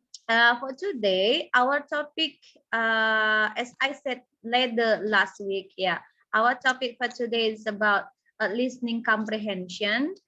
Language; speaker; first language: English; non-native, learner; Indonesian